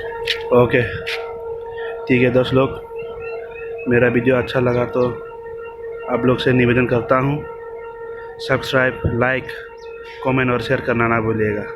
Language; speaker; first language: Hindi; non-native, local second language; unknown